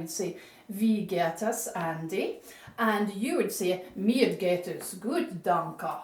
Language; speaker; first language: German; non-native, learner; English